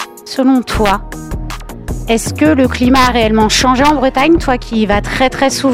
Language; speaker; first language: French; native; French